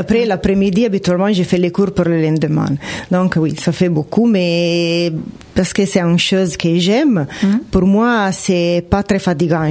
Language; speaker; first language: French; non-native, fluent; Italian